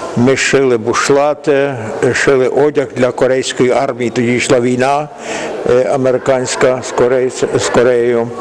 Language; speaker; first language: Ukrainian; native; Ukrainian